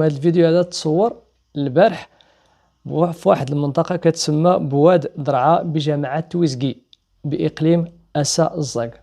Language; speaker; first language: Arabic; native; Arabic